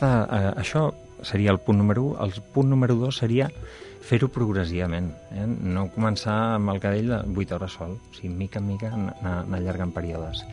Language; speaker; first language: Catalan; native; Catalan